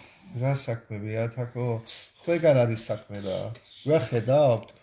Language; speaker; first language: Georgian; non-native, learner; German